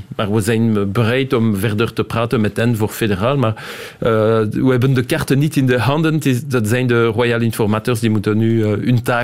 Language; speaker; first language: Dutch; non-native, local second language; French